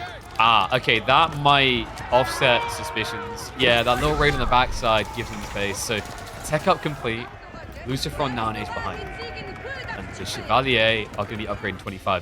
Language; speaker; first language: English; native; English